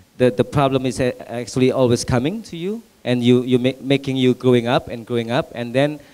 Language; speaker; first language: English; non-native, fluent; Indonesian